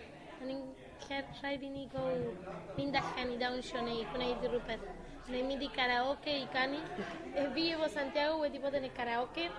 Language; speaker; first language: Welsh; non-native, learner; Spanish